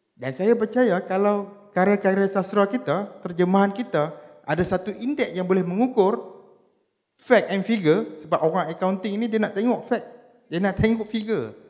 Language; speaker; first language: Malay; native; Malay